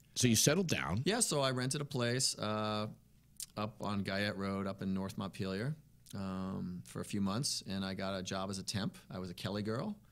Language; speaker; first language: English; native; English